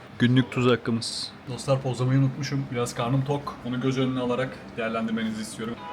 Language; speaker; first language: Turkish; native; Turkish